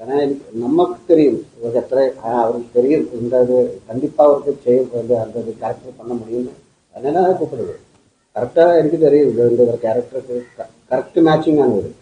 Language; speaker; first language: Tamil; non-native, learner; Malayalam